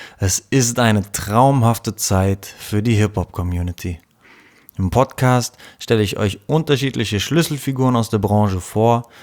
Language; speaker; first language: German; native; German